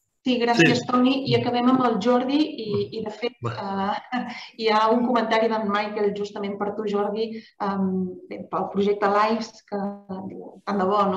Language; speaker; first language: Catalan; native; Catalan